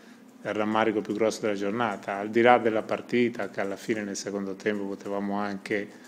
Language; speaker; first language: Italian; native; Italian